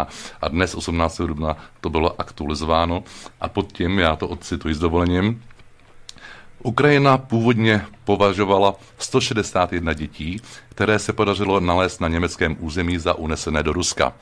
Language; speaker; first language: Czech; native; Czech